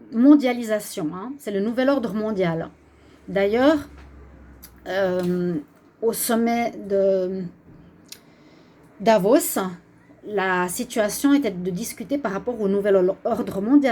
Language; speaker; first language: French; native; French